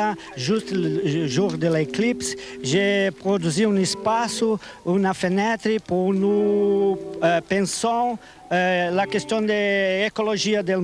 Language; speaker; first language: French; non-native, learner; Portuguese